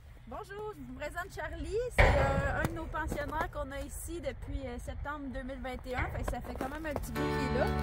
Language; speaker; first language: French; native; French